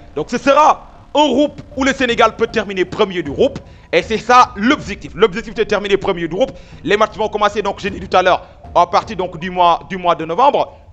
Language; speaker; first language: French; non-native, local second language; Wolof